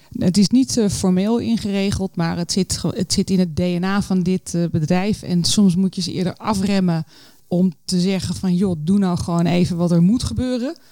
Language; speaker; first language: Dutch; native; Dutch